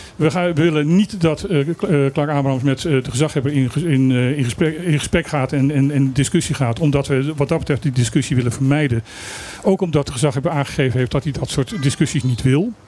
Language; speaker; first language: Dutch; native; Dutch